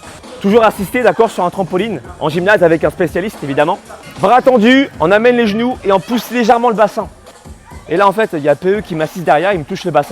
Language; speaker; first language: French; native; French